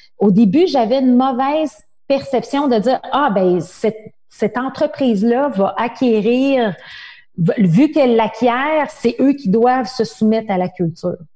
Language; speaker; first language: French; native; French